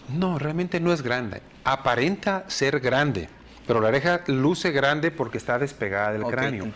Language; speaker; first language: Spanish; native; Spanish